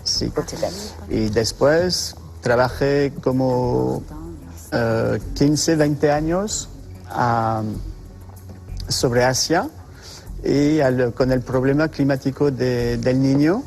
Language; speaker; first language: Spanish; non-native, fluent; French